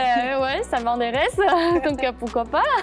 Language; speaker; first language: French; non-native, learner; Chinese